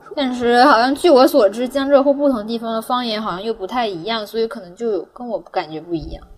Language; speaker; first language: Chinese; non-native, local second language; Cantonese